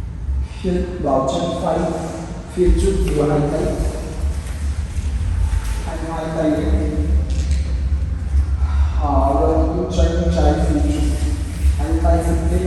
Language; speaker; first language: Vietnamese; non-native, learner; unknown